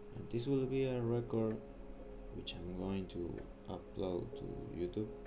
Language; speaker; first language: English; non-native, learner; Spanish